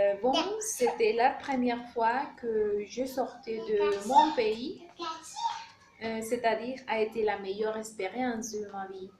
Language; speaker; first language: French; non-native, learner; Spanish